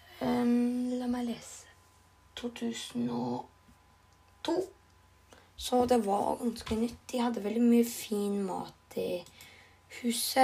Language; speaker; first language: Norwegian; non-native, learner; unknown